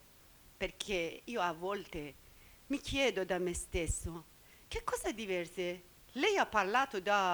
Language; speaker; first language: Italian; non-native, learner; Persian